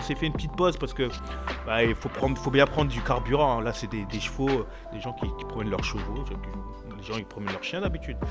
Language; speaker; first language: French; native; French